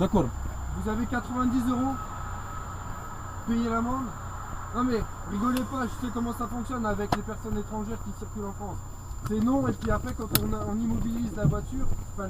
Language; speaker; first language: French; native; French